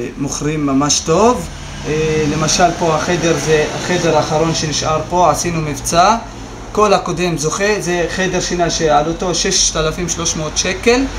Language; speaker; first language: Hebrew; non-native, local second language; Arabic